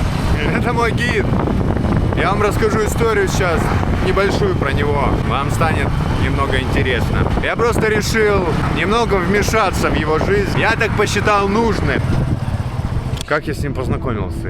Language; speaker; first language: Russian; native; Russian